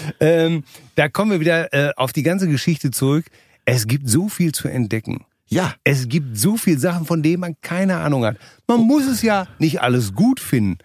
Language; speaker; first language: German; native; German